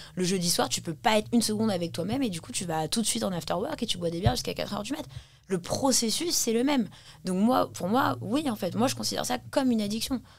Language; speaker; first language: French; early bilingual, heritage; English